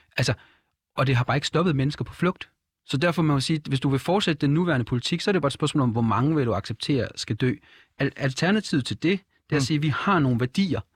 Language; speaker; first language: Danish; native; Danish